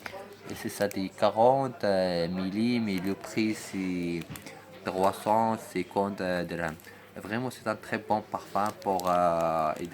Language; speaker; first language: French; non-native, learner; Arabic